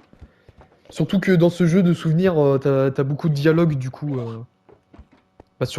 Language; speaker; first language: French; native; French